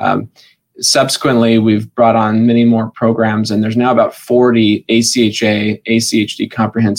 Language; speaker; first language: English; native; English